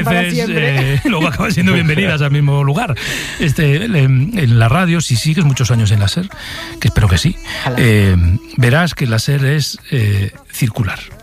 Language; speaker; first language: Spanish; native; Spanish